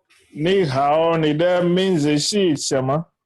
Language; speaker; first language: Chinese; non-native, learner; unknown